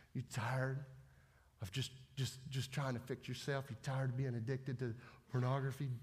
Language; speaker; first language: English; native; English